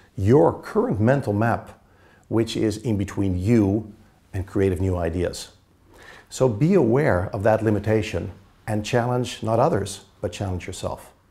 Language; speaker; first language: English; native; English